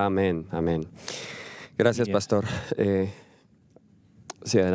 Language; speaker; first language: Spanish; native; Spanish